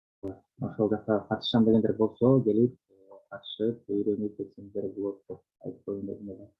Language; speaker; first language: Kyrgyz; native; Kyrgyz